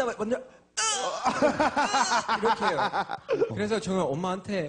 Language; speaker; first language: Korean; non-native, learner; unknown